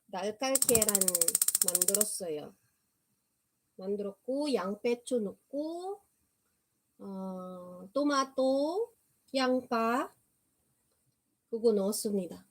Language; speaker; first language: Korean; non-native, fluent; Filipino